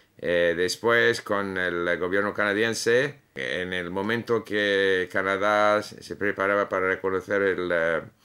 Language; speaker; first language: Spanish; non-native, fluent; English